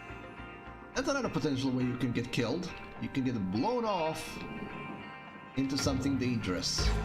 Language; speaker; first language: English; native; English